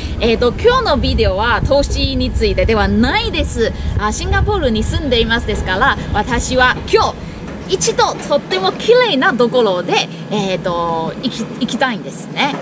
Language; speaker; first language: Japanese; non-native, learner; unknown